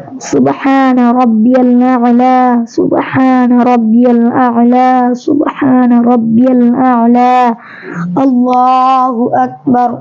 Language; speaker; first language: Arabic; non-native, learner; Bangla